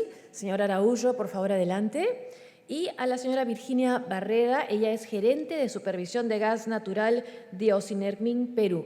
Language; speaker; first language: Spanish; native; Spanish